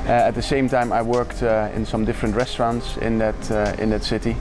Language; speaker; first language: English; non-native, fluent; Dutch